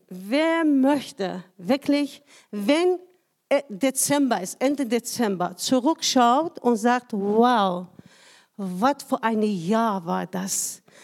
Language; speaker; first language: German; non-native, fluent; Persian